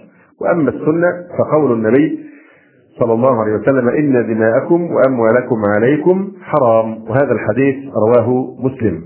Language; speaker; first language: Arabic; native; Arabic